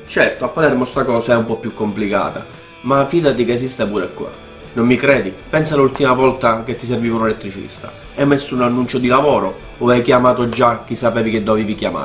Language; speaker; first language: Italian; native; Italian